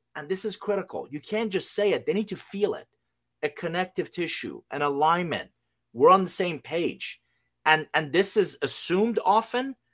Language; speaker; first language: English; non-native, fluent; Persian